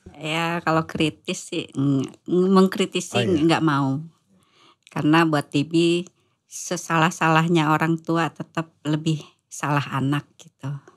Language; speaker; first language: Indonesian; native; Indonesian